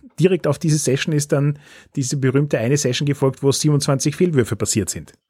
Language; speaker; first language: German; native; German